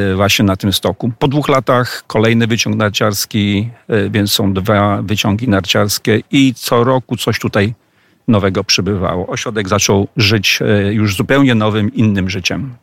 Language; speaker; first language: Polish; native; Polish